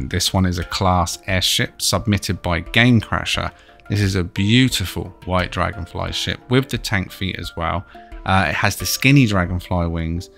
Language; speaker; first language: English; native; English